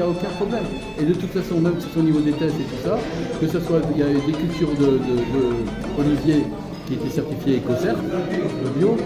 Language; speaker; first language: French; native; French